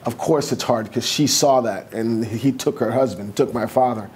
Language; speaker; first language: English; early bilingual, other home language; Spanish